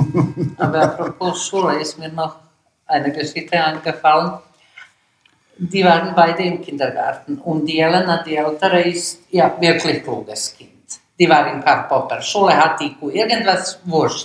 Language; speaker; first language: German; non-native, fluent; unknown